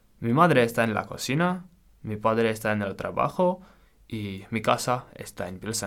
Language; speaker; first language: Spanish; non-native, fluent; Czech